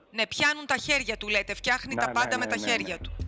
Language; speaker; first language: Greek; native; Greek